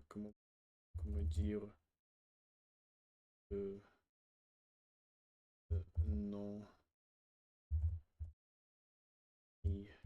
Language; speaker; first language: French; non-native, learner; Russian